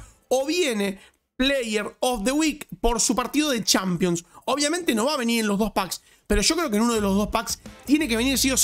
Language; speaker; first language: Spanish; native; Spanish